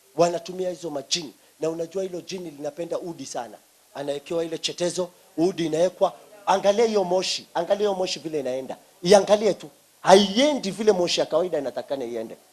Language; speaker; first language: Swahili; non-native, local second language; Somali